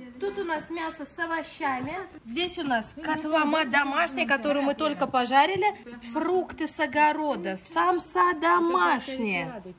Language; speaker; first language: Russian; native; Russian